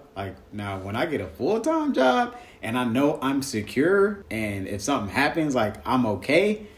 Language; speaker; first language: English; native; English